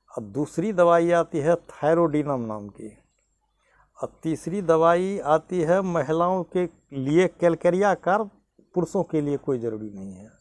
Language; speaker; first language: Hindi; native; Hindi